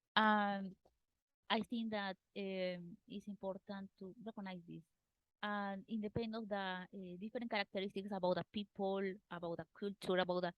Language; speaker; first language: English; non-native, learner; Spanish